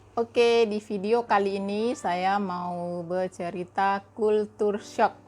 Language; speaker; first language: Indonesian; native; Indonesian